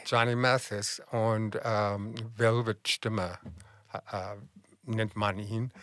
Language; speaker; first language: German; non-native, fluent; English